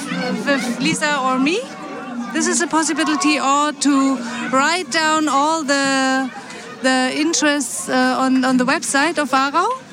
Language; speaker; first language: English; non-native, fluent; German